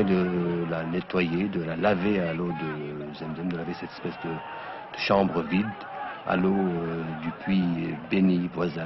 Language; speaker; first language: French; non-native, local second language; Arabic